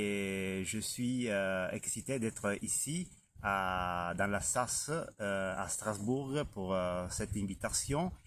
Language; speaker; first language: French; non-native, fluent; Italian